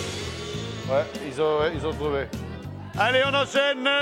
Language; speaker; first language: French; native; French